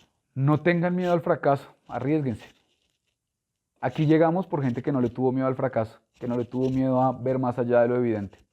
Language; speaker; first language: Spanish; native; Spanish